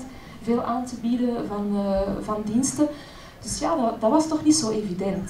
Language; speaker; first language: Dutch; native; Dutch